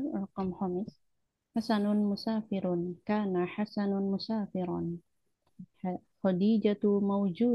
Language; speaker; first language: Arabic; non-native, learner; Indonesian